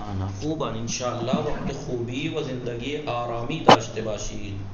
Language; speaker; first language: Persian; non-native, fluent; Urdu